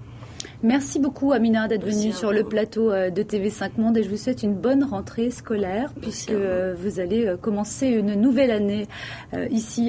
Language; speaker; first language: French; native; French